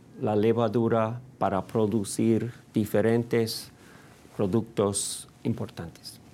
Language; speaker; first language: Spanish; non-native, fluent; English